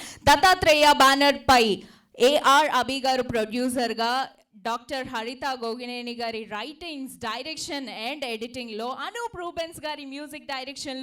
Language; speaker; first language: Telugu; native; Telugu